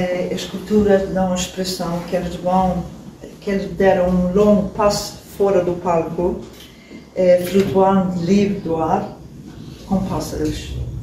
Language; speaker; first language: Portuguese; non-native, learner; Swedish